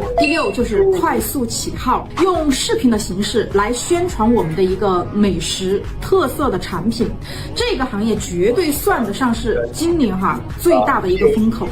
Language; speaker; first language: Chinese; native; Chinese